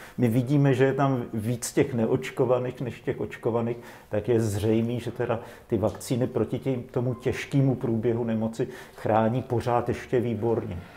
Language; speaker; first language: Czech; native; Czech